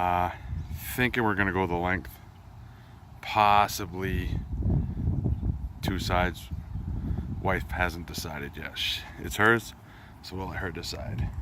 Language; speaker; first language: English; native; English